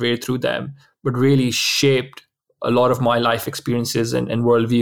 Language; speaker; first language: English; non-native, local second language; Urdu